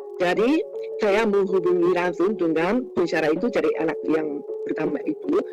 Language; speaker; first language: Malay; non-native, fluent; Japanese